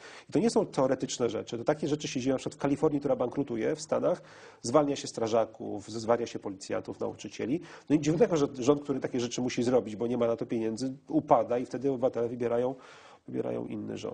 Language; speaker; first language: Polish; native; Polish